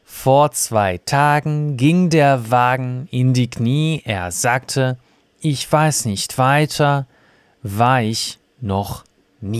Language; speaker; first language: German; non-native, fluent; Russian